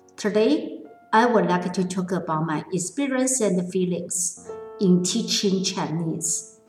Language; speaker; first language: English; non-native, fluent; Chinese